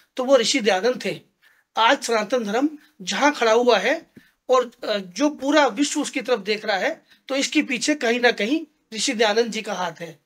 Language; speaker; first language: Hindi; native; Hindi